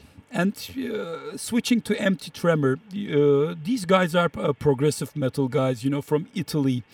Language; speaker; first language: English; non-native, fluent; Turkish